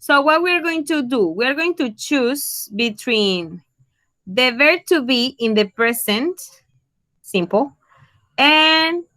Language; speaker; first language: English; non-native, fluent; Spanish